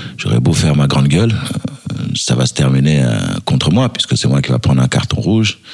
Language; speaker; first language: French; early bilingual, other home language; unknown